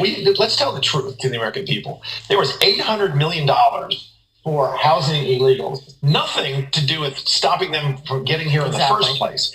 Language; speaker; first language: English; native; English